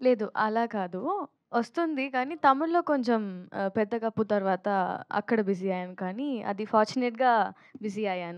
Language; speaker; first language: Telugu; non-native, learner; Tamil